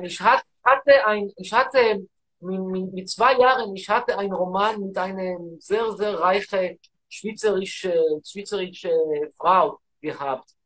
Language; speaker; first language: German; non-native, learner; Hebrew